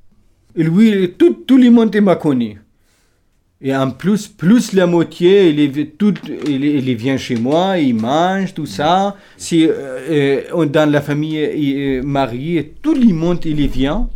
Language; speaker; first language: French; non-native, learner; Kurdish